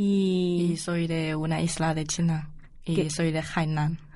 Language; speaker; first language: Spanish; non-native, learner; Chinese